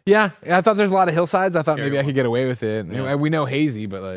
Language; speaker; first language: English; native; English